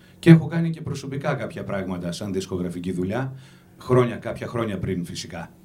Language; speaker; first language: Greek; native; Greek